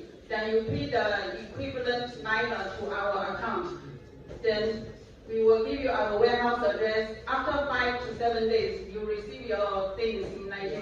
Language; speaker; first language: English; non-native, learner; Chinese